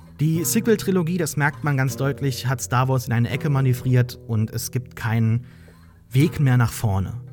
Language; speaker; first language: German; native; German